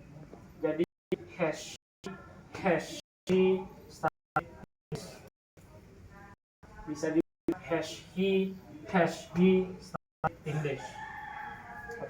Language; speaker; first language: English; non-native, learner; Indonesian